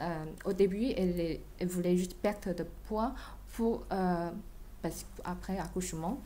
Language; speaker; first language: French; non-native, fluent; Chinese